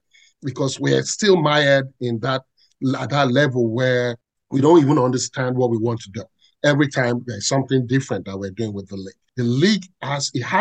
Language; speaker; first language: English; non-native, local second language; Yoruba